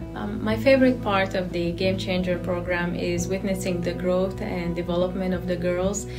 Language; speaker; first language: English; non-native, fluent; Arabic